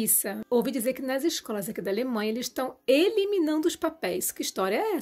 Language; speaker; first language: Portuguese; native; Portuguese